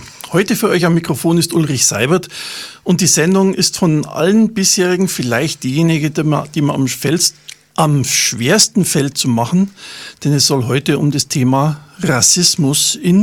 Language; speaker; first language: German; native; German